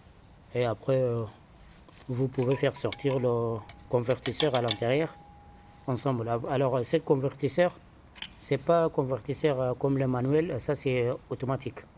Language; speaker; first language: French; non-native, fluent; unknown